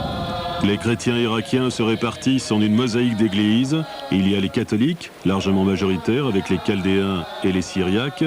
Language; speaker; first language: French; native; French